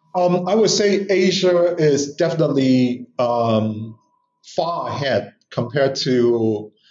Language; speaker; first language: English; non-native, local second language; Cantonese